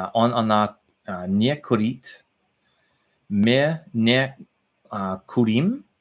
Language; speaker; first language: Russian; non-native, learner; English